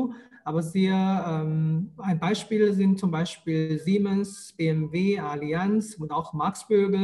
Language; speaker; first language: German; non-native, fluent; Chinese